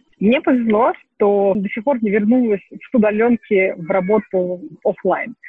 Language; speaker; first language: Russian; native; Russian